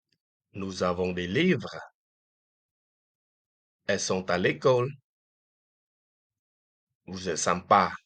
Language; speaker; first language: French; non-native, fluent; Khmer